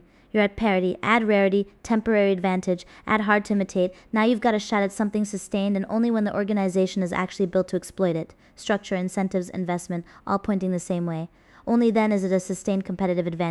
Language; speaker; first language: English; native; English